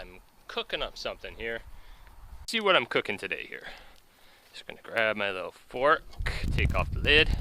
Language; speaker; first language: English; native; English